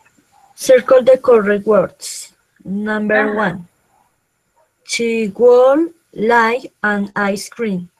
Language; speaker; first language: English; non-native, learner; Spanish